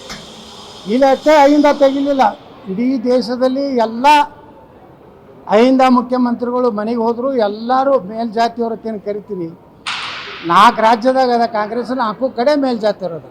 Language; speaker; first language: Kannada; native; Kannada